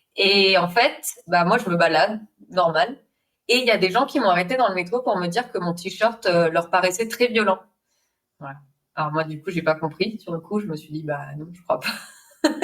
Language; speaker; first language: French; non-native, fluent; Spanish